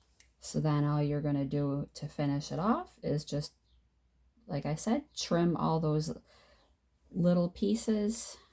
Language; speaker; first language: English; native; English